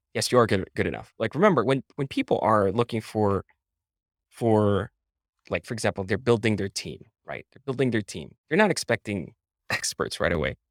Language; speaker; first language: English; non-native, local second language; Filipino